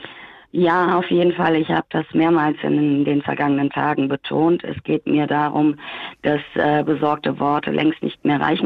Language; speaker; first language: German; early bilingual, other home language; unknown